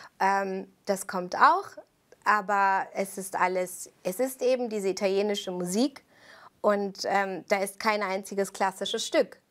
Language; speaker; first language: German; early bilingual, other home language; Italian